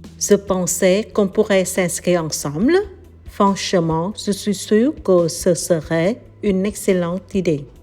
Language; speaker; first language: French; non-native, learner; Vietnamese